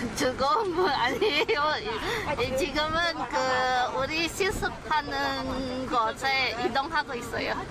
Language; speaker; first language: Korean; non-native, fluent; Indonesian